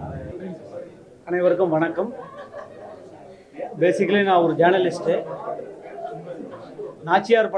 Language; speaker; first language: Tamil; native; Tamil